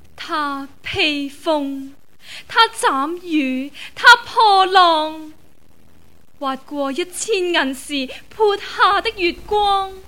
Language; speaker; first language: Chinese; non-native, local second language; Cantonese